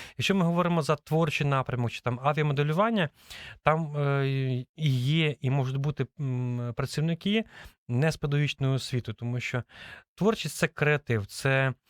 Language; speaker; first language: Ukrainian; native; Ukrainian